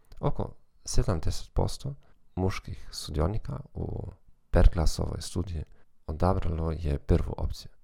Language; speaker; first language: Croatian; early bilingual, heritage; German